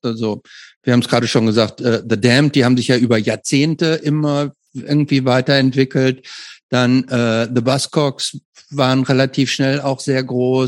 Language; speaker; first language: German; native; German